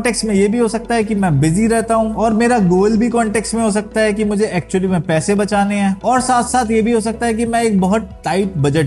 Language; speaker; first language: Hindi; native; Hindi